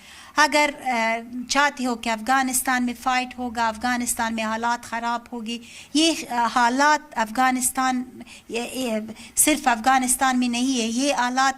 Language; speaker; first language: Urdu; non-native, learner; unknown